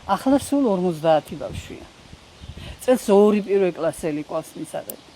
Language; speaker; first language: Georgian; native; Georgian